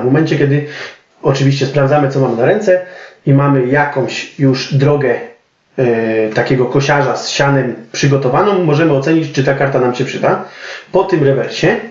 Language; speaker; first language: Polish; native; Polish